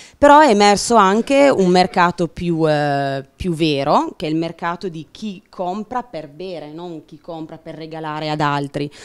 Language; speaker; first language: Italian; native; Italian